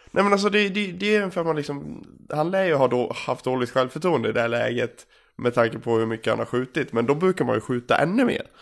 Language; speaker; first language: Swedish; native; Swedish